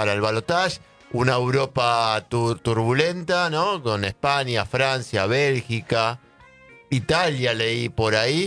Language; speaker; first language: Spanish; native; Spanish